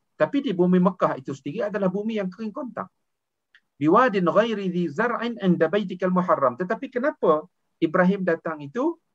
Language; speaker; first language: Malay; native; Malay